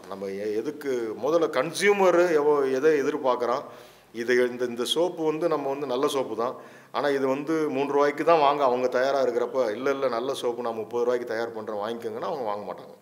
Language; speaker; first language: Tamil; native; Tamil